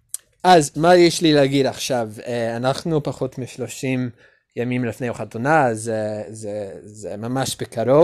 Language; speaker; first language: Hebrew; non-native, learner; English